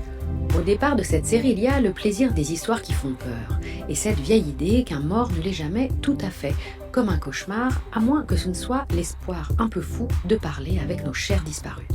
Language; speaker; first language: French; native; French